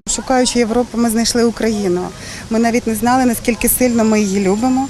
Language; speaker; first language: Ukrainian; native; Ukrainian